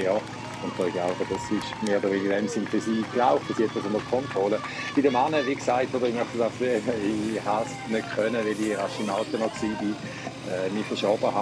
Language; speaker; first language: German; native; German